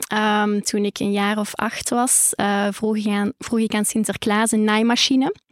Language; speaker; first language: Dutch; native; Dutch